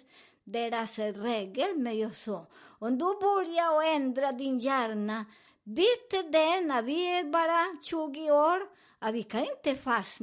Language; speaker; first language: Swedish; non-native, fluent; Spanish